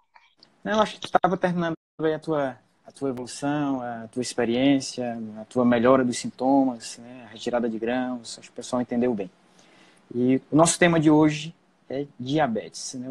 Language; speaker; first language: Portuguese; native; Portuguese